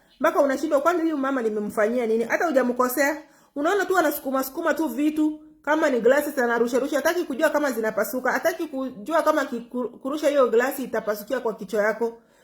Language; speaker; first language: Swahili; non-native, local second language; Gusii